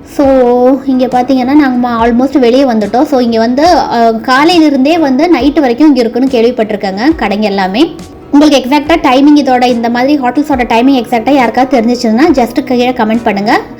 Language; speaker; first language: Tamil; non-native, local second language; Malayalam